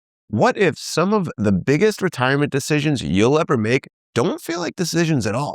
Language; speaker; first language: English; native; English